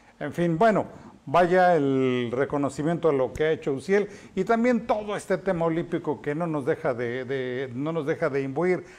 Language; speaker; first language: Spanish; native; Spanish